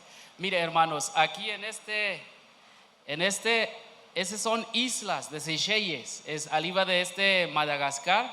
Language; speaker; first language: Spanish; non-native, learner; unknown